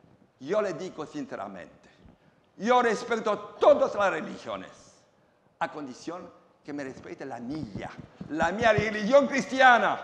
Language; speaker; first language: Spanish; non-native, learner; Romanian